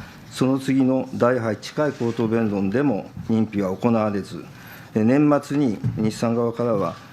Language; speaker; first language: Japanese; native; Japanese